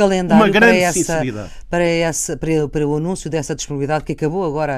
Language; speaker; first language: Portuguese; native; Portuguese